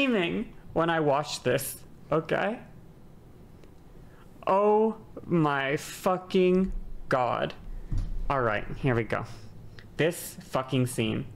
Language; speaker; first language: English; native; English